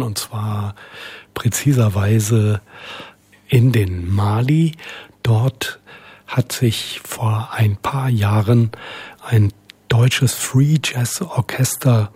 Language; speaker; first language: German; native; German